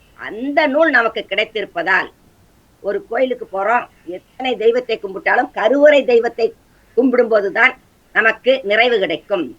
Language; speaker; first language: Tamil; non-native, local second language; Kannada